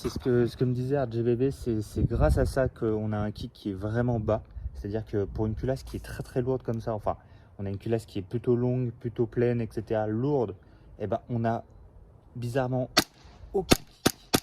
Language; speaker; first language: French; native; French